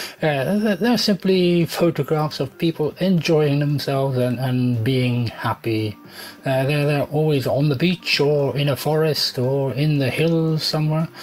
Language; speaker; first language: English; native; English